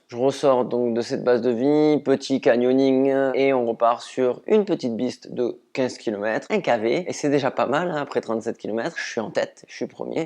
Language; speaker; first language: French; native; French